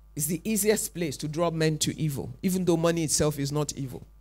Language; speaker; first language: English; non-native, local second language; Yoruba